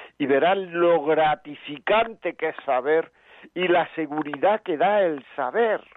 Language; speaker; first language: Spanish; native; Spanish